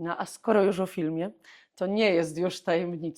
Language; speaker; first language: Polish; native; Polish